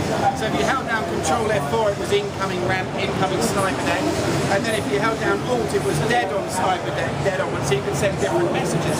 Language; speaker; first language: English; native; English